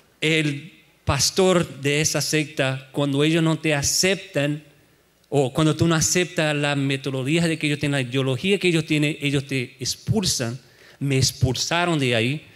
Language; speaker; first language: Spanish; non-native, fluent; Portuguese